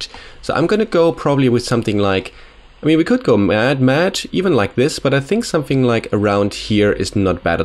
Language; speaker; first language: English; non-native, fluent; German